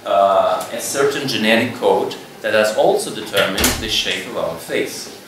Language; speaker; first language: English; non-native, fluent; Italian